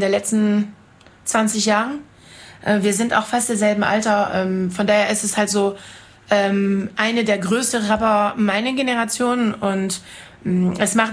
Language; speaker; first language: German; non-native, fluent; French